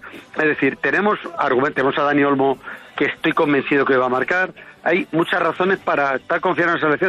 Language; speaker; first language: Spanish; native; Spanish